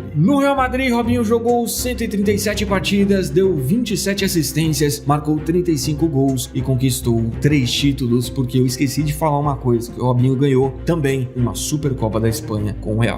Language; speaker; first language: Portuguese; native; Portuguese